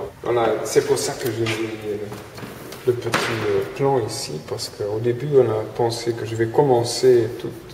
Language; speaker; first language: French; non-native, fluent; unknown